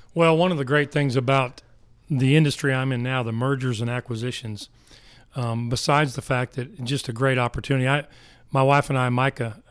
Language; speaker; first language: English; native; English